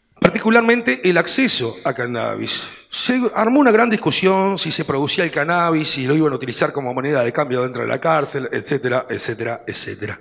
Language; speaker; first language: Spanish; native; Spanish